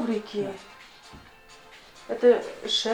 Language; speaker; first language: Russian; non-native, fluent; Polish